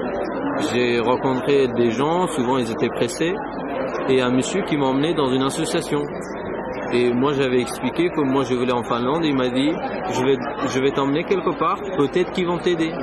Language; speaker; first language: French; non-native, fluent; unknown